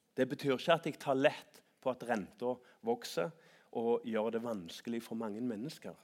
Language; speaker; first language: Norwegian; native; Norwegian